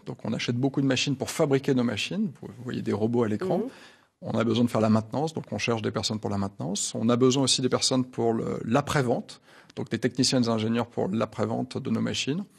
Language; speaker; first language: French; native; French